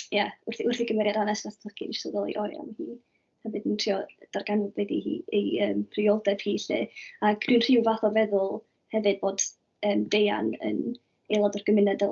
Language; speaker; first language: Welsh; native; Welsh